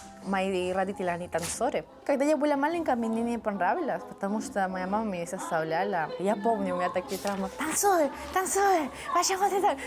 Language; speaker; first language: Russian; non-native, fluent; Spanish